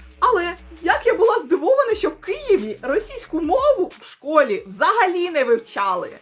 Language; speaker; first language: Ukrainian; non-native, local second language; Russian